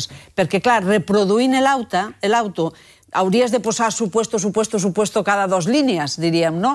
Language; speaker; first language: Catalan; native; Catalan